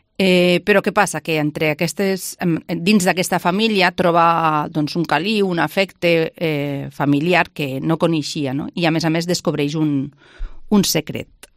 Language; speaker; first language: Catalan; native; Catalan